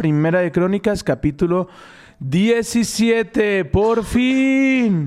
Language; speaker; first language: Spanish; native; Spanish